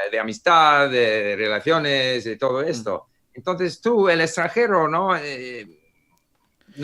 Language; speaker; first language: Spanish; non-native, fluent; English